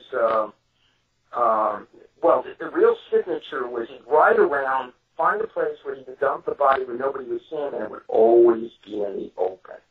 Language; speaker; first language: English; native; English